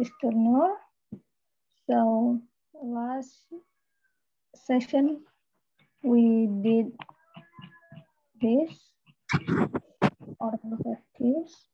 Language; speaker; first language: English; non-native, learner; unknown